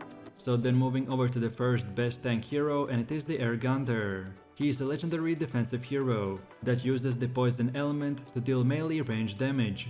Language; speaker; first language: English; non-native, fluent; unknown